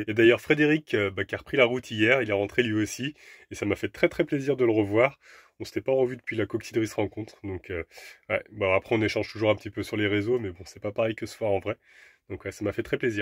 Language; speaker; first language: French; native; French